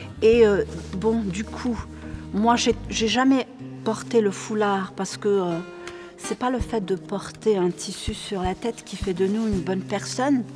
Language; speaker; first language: French; non-native, local second language; Arabic